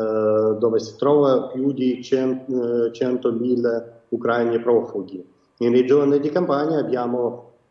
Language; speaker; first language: Italian; non-native, fluent; Ukrainian